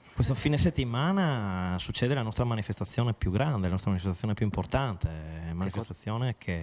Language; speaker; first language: Italian; native; Italian